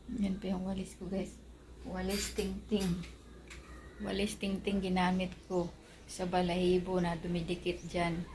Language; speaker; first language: Filipino; non-native, local second language; Aklanon